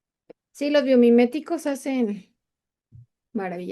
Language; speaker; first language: Spanish; native; Spanish